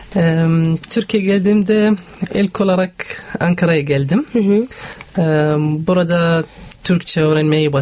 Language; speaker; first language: Turkish; non-native, learner; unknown